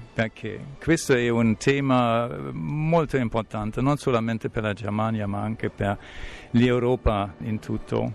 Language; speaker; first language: Italian; non-native, fluent; German